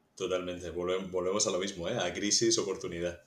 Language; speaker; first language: Spanish; native; Spanish